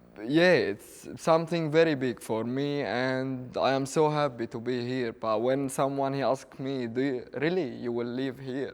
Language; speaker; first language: English; non-native, learner; Arabic